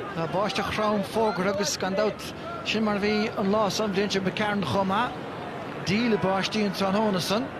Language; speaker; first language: Irish; native; Irish